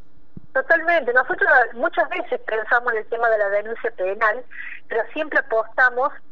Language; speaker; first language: Spanish; native; Spanish